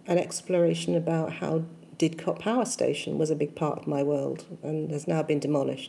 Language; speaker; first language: English; native; English